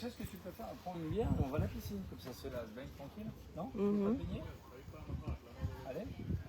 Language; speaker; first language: French; native; French